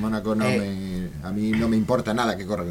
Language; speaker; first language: Spanish; native; Spanish